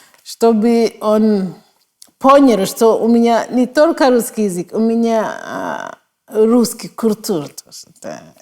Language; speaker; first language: Russian; non-native, fluent; Kinyarwanda